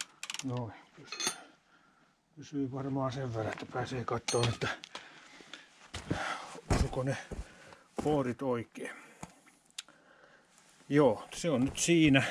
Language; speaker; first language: Finnish; native; Finnish